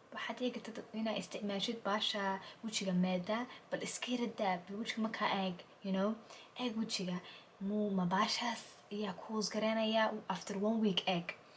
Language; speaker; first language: Somali; early bilingual, heritage; Somali